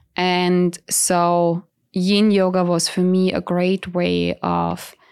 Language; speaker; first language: English; non-native, fluent; Italian